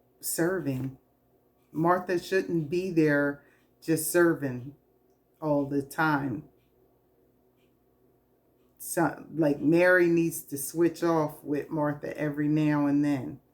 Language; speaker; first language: English; native; English